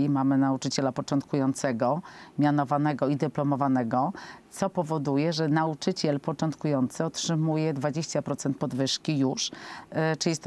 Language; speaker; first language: Polish; native; Polish